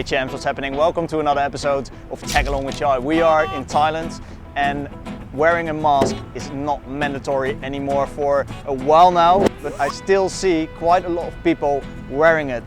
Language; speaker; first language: English; non-native, fluent; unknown